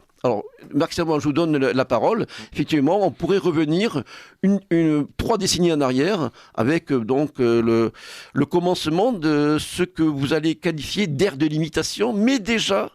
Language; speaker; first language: French; native; French